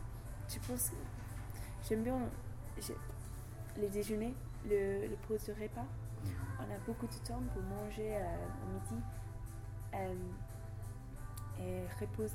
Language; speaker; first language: French; non-native, learner; English